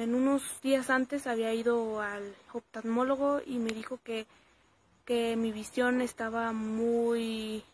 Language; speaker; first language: Spanish; native; Spanish